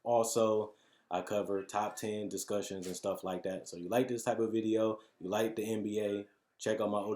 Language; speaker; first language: English; native; English